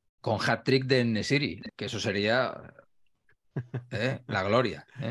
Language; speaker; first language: Spanish; native; Spanish